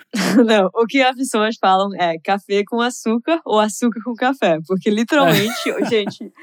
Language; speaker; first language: Portuguese; non-native, fluent; English